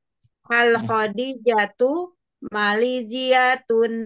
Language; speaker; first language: Arabic; non-native, learner; Indonesian